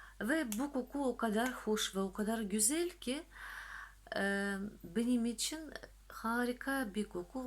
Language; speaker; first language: Turkish; non-native, fluent; Russian